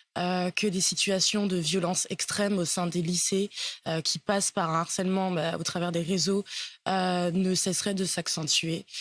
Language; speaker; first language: French; native; French